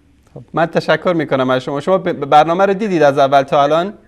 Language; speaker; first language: Persian; native; Persian